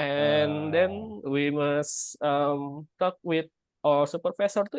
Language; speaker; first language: English; non-native, learner; Indonesian